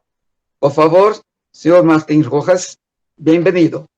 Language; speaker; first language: Spanish; non-native, fluent; Portuguese